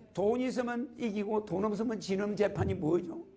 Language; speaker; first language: Korean; native; Korean